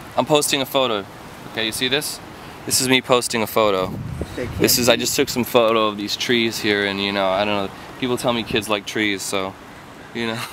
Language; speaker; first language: English; native; English